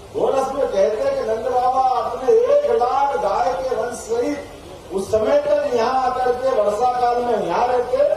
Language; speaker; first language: Hindi; native; Hindi